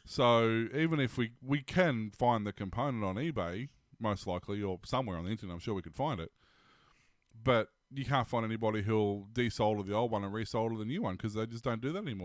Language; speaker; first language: English; native; English